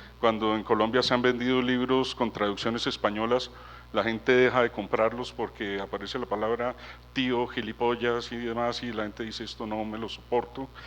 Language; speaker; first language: Spanish; native; Spanish